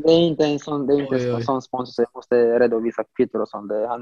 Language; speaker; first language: Swedish; non-native, fluent; Romanian